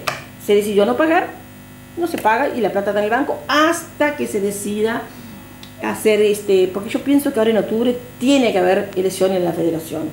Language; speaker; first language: Spanish; native; Spanish